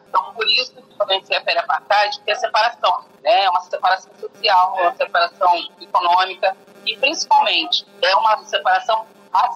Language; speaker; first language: Portuguese; native; Portuguese